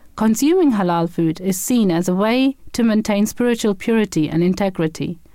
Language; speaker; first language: English; non-native, fluent; German